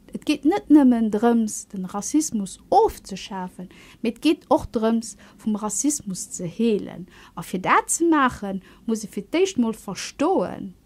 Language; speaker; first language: Luxembourgish; early bilingual, other home language; Kabuverdianu